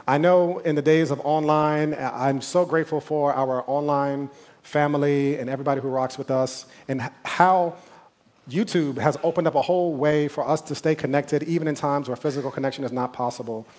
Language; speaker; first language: English; native; English